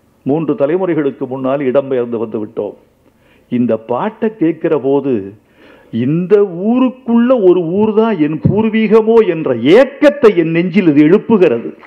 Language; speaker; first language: Tamil; native; Tamil